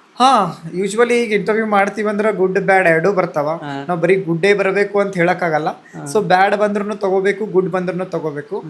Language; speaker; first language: Kannada; native; Kannada